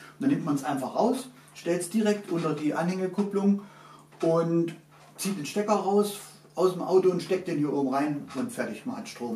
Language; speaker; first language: German; native; German